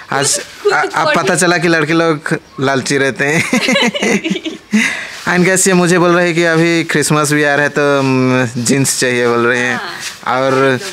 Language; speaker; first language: Hindi; non-native, local second language; Sadri